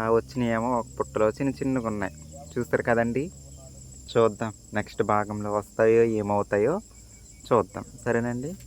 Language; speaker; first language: Telugu; native; Telugu